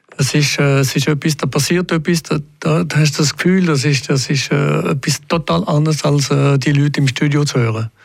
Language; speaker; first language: German; non-native, local second language; French